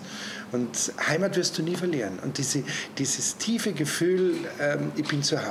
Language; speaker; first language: German; native; German